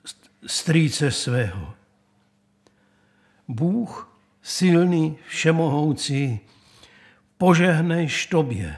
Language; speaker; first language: Czech; native; Czech